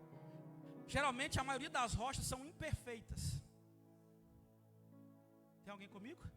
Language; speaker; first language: Portuguese; native; Portuguese